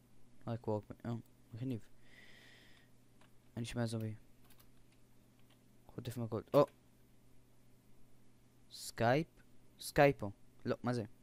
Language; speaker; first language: Hebrew; native; Hebrew